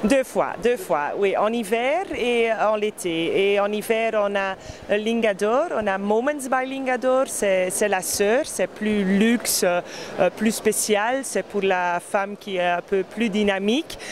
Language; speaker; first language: French; non-native, fluent; Dutch